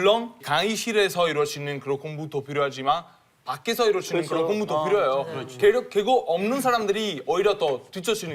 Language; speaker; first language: Korean; non-native, fluent; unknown